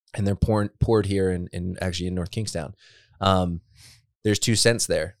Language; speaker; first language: English; native; English